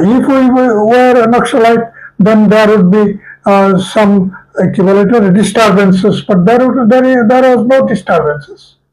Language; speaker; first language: English; non-native, local second language; Bangla